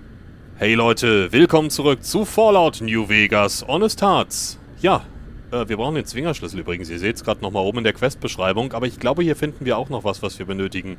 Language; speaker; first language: German; native; German